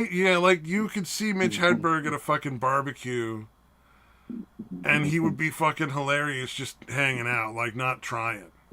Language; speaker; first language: English; native; English